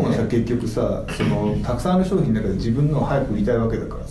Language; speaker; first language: Japanese; native; Japanese